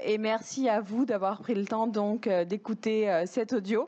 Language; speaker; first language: French; native; French